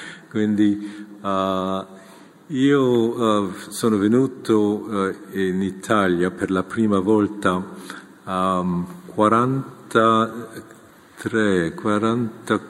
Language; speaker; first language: Italian; non-native, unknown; Korean